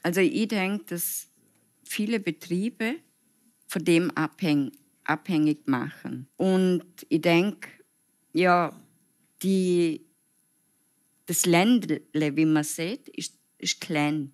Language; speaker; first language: German; non-native, fluent; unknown